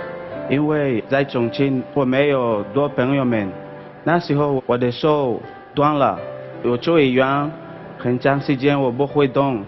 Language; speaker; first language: Chinese; non-native, learner; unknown